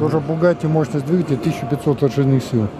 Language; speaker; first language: Russian; native; Russian